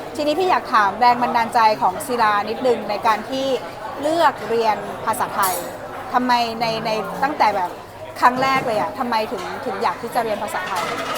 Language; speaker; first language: Thai; native; Thai